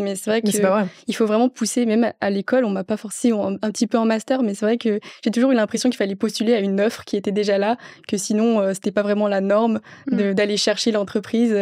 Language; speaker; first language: French; native; French